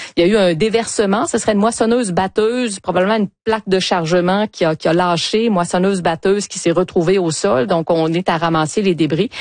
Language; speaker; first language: French; native; French